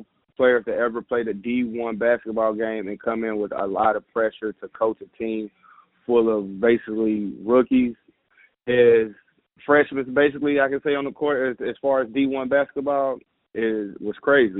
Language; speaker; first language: English; native; English